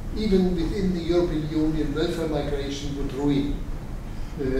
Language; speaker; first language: English; non-native, fluent; German